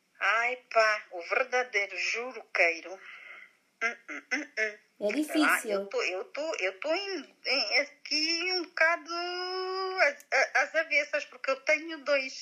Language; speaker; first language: Portuguese; native; Portuguese